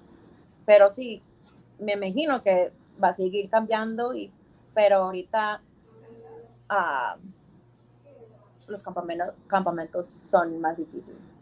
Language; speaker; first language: Spanish; early bilingual, heritage; Spanish